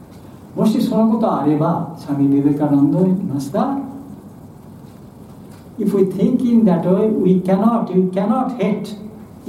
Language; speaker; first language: Japanese; non-native, learner; Bangla